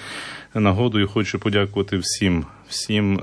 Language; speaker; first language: Slovak; non-native, learner; Ukrainian